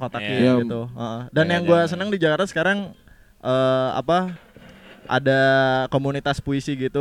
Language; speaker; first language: Indonesian; native; Indonesian